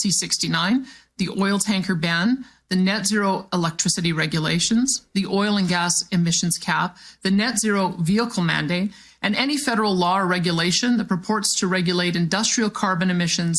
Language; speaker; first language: English; native; English